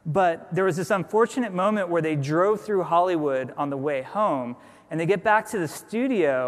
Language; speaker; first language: English; native; English